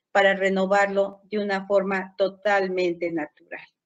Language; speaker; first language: Spanish; native; Spanish